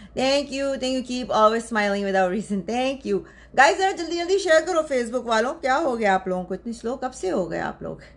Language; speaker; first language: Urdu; native; Urdu